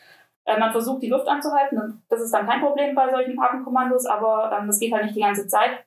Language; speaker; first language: German; native; German